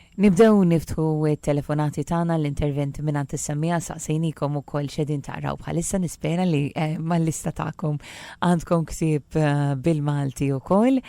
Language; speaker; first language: Maltese; native; Maltese